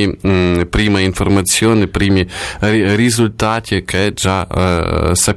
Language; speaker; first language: Italian; non-native, fluent; Ukrainian